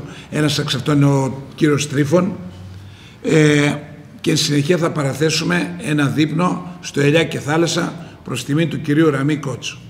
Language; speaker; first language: Greek; native; Greek